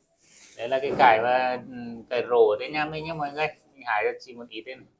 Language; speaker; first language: Portuguese; non-native, learner; Vietnamese